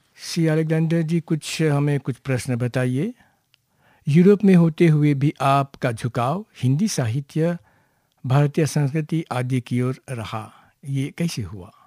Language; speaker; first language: Hindi; non-native, local second language; Morisyen